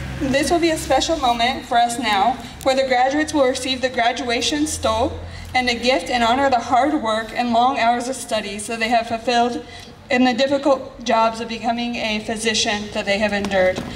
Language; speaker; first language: English; native; English